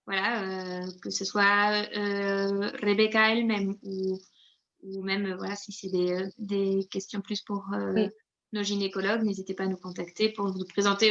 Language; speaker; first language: French; native; French